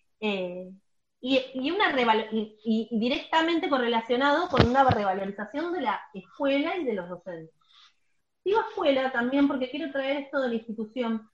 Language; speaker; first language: Spanish; native; Spanish